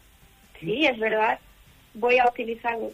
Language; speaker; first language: Spanish; non-native, learner; Portuguese